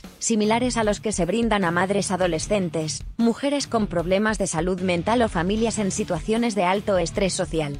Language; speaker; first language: Spanish; native; Spanish